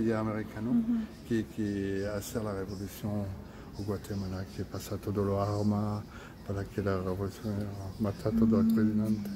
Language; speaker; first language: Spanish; non-native, learner; French